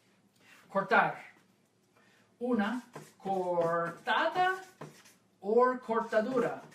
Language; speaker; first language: Spanish; non-native, fluent; English